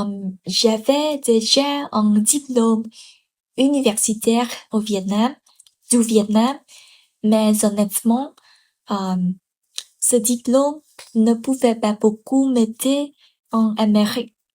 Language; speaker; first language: French; non-native, learner; Vietnamese